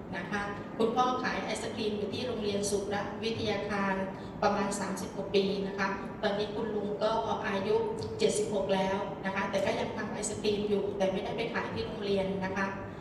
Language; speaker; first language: Thai; non-native, local second language; Northeastern Thai